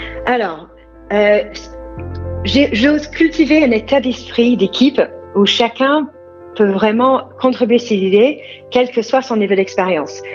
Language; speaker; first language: French; non-native, fluent; English